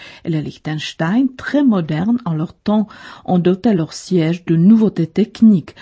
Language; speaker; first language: French; non-native, fluent; Czech